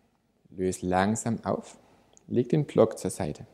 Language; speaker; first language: German; native; German